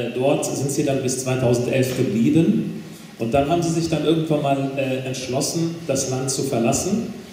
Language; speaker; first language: German; native; German